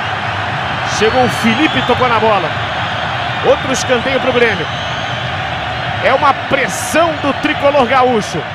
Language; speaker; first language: Portuguese; native; Portuguese